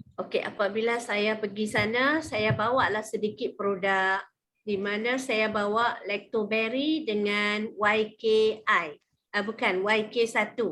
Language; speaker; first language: Malay; native; Malay